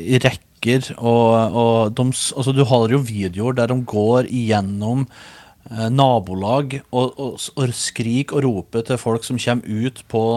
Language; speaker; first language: Norwegian; native; Norwegian